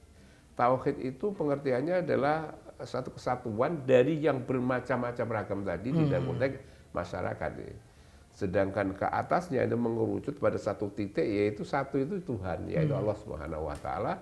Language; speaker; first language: Indonesian; native; Indonesian